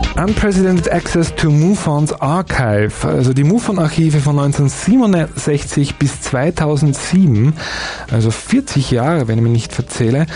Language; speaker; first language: German; native; German